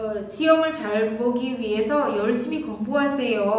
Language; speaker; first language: Korean; non-native, fluent; Indonesian